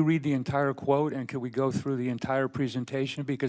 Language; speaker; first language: English; native; English